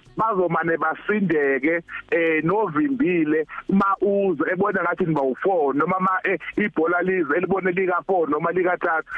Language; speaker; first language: Zulu; native; Zulu